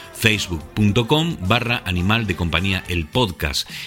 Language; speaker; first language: Spanish; native; Spanish